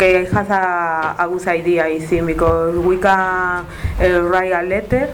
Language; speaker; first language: English; non-native, learner; Spanish